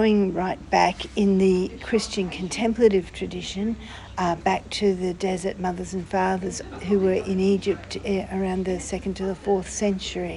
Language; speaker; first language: English; native; English